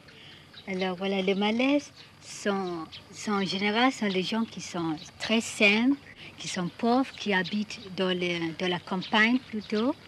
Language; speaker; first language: French; non-native, fluent; Malay